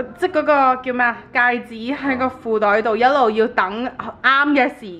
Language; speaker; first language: Chinese; native; Chinese